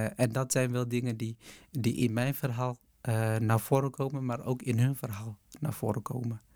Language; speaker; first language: Dutch; early bilingual, other home language; Tigrinya